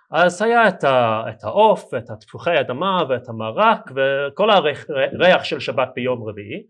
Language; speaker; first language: Hebrew; non-native, fluent; English